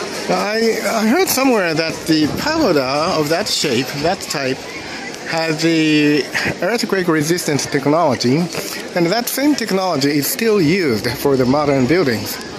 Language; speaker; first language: English; non-native, fluent; Japanese